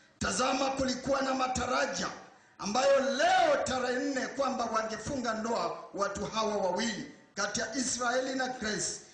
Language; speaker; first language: Swahili; native; Swahili